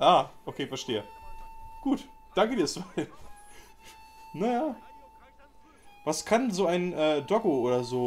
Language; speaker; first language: German; native; German